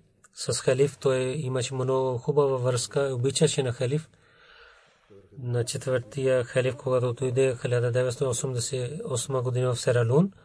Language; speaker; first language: Bulgarian; non-native, learner; Urdu